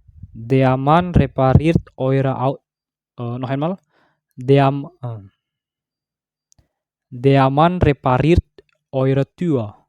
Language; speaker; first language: German; non-native, learner; Indonesian